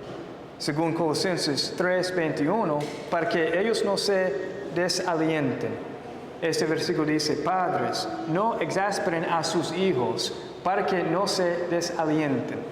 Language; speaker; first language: Spanish; non-native, fluent; English